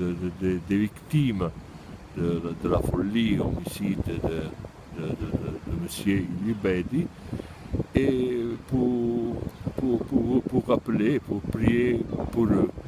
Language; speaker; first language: French; non-native, fluent; Italian